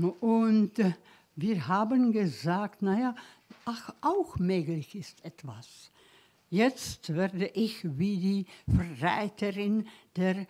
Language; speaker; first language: German; non-native, learner; Czech